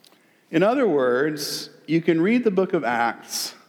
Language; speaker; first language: English; native; English